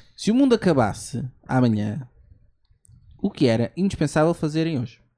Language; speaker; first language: Portuguese; native; Portuguese